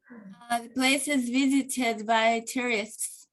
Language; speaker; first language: English; non-native, local second language; Portuguese